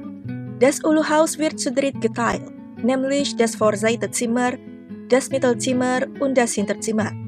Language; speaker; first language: German; non-native, learner; Indonesian